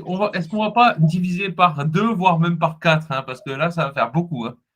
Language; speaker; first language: French; native; French